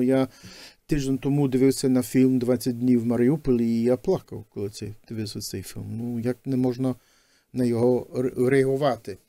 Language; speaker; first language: Ukrainian; early bilingual, heritage; Ukrainian